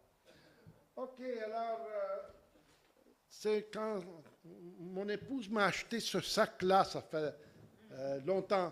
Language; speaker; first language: French; native; French